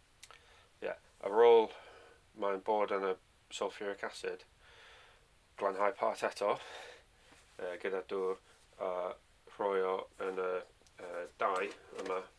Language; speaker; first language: Welsh; non-native, learner; English